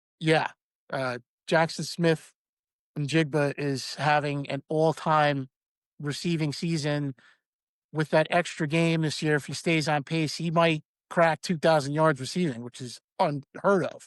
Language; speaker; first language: English; native; English